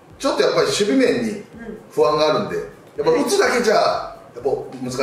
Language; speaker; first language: Japanese; native; Japanese